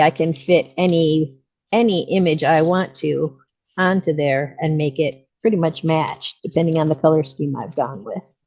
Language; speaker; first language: English; native; English